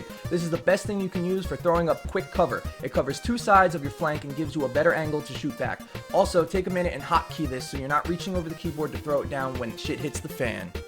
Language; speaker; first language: English; native; English